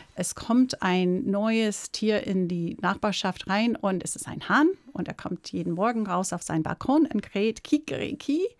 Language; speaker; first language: German; non-native, fluent; English